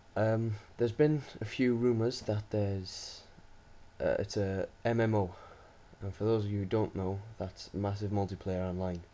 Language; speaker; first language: English; native; English